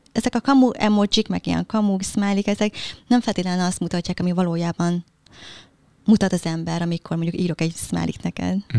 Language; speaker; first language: Hungarian; early bilingual, other home language; Vietnamese